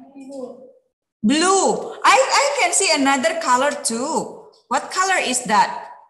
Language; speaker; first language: English; non-native, fluent; Indonesian